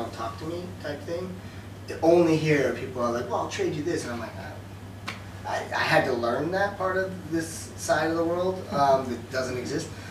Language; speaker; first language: English; native; English